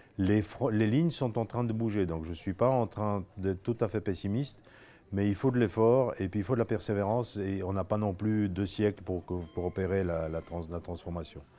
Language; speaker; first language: French; non-native, fluent; Polish